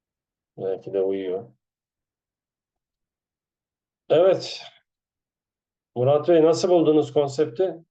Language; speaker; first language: Turkish; native; Turkish